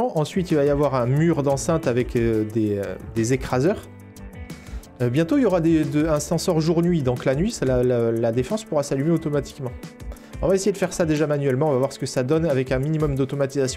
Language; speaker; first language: French; native; French